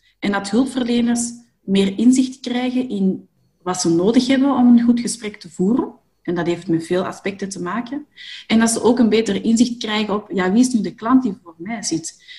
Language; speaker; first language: Dutch; native; Dutch